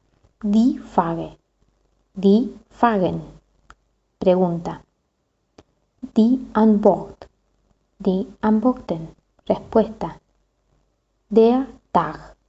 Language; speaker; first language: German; non-native, fluent; Spanish